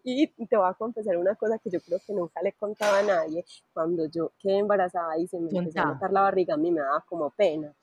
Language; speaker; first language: Spanish; native; Spanish